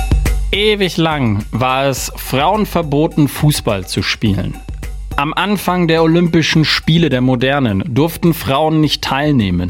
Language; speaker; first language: German; native; German